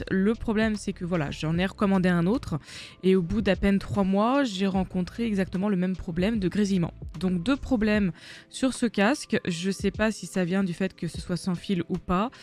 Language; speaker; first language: French; native; French